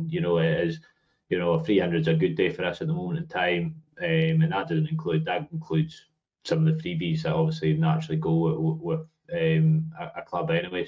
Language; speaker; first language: English; native; English